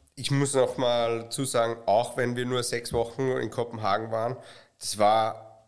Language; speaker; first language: German; native; German